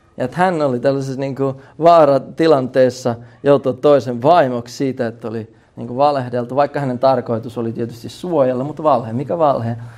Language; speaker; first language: Finnish; early bilingual, heritage; Finnish